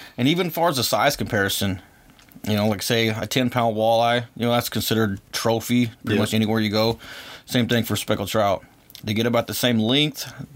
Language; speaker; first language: English; native; English